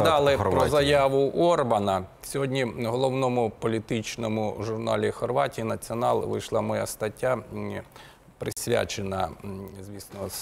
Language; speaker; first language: Ukrainian; native; Ukrainian